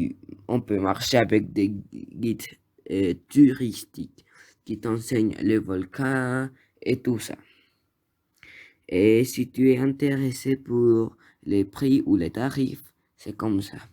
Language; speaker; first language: French; non-native, learner; Spanish